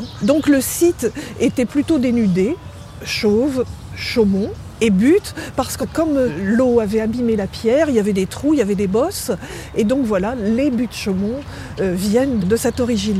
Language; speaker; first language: French; native; French